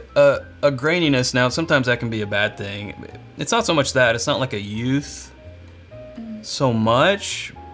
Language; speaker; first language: English; native; English